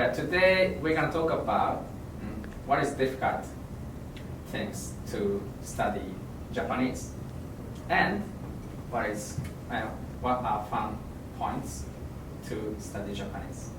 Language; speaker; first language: English; non-native, fluent; Japanese